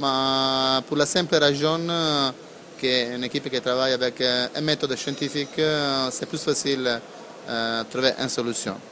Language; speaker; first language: French; non-native, learner; Italian